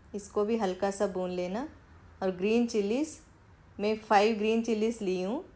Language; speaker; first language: Hindi; non-native, local second language; Telugu